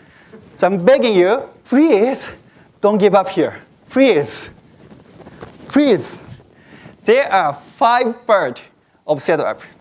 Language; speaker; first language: English; non-native, fluent; Japanese